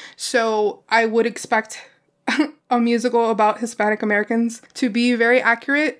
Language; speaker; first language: English; native; English